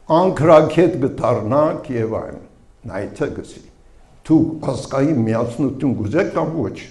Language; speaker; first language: Armenian; early bilingual, heritage; Armenian